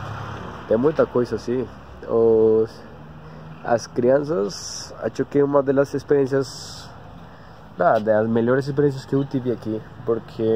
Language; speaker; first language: Portuguese; non-native, learner; Spanish